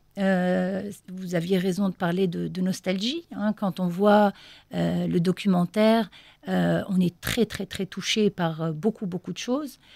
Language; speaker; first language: French; non-native, local second language; Arabic